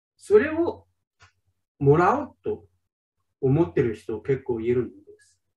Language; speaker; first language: Japanese; non-native, fluent; Chinese